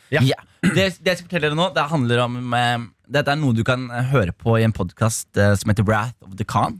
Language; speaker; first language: Norwegian; early bilingual, other home language; Somali